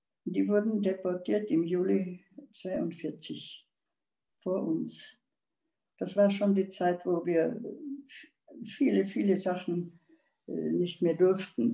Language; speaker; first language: German; non-native, local second language; Czech